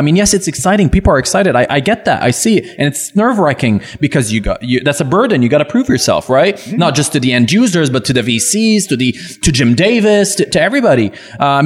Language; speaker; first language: English; non-native, fluent; French